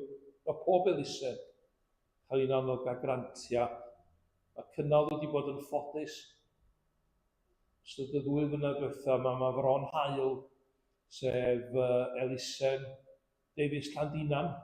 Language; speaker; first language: Welsh; native; Welsh